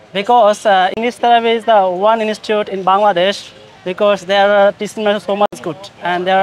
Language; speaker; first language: English; non-native, learner; Bangla